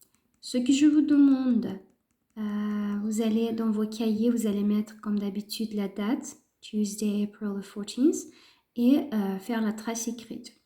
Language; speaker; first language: French; non-native, fluent; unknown